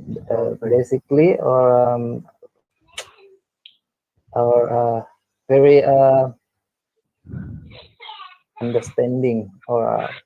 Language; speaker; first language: English; non-native, learner; Indonesian